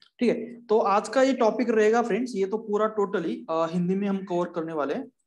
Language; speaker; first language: Hindi; non-native, local second language; Marathi